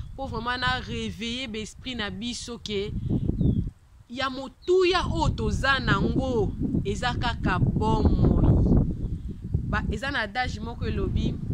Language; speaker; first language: French; non-native, local second language; Lingala